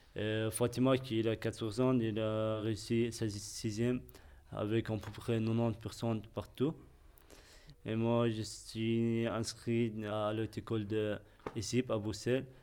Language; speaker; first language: French; non-native, fluent; Persian